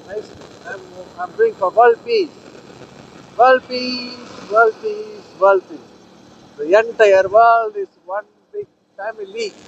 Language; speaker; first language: English; non-native, local second language; Tamil